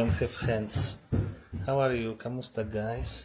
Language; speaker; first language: English; non-native, learner; Polish